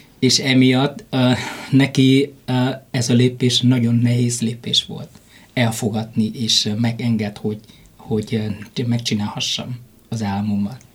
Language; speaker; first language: Hungarian; non-native, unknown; Vietnamese